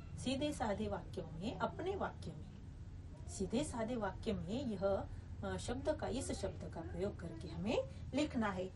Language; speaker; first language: Hindi; non-native, local second language; Marathi